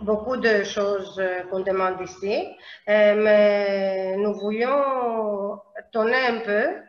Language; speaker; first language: French; non-native, learner; Spanish